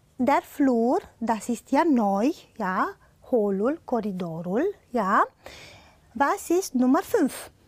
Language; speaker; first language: German; non-native, fluent; Romanian